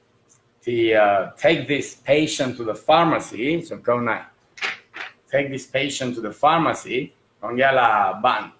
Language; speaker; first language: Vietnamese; non-native, fluent; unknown